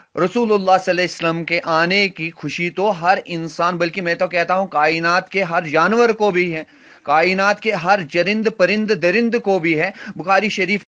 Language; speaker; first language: Hindi; native; Hindi